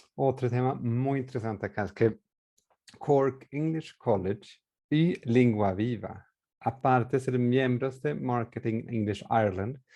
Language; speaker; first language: Spanish; non-native, fluent; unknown